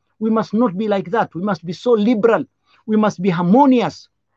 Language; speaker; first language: English; non-native, local second language; Swahili